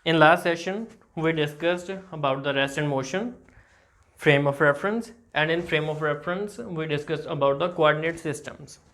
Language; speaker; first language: English; non-native, local second language; Punjabi